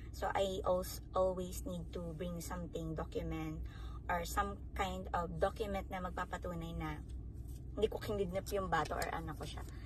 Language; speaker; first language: Filipino; native; Filipino